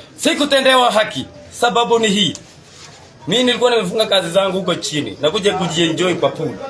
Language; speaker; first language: Swahili; non-native, local second language; Kalenjin